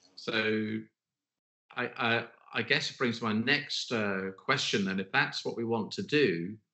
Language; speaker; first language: English; native; English